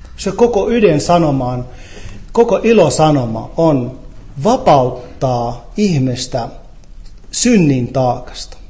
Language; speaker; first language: Finnish; non-native, fluent; Arabic